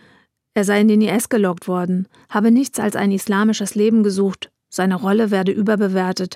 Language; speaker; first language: German; native; German